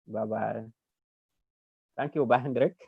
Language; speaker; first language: English; non-native, learner; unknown